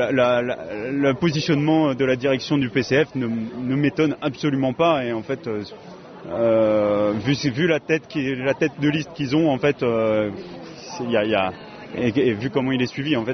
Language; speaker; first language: French; native; French